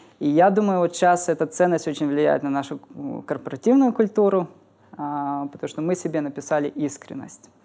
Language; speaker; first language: Russian; native; Russian